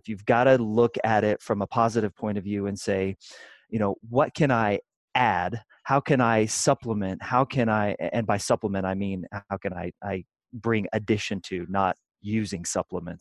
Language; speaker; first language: English; native; English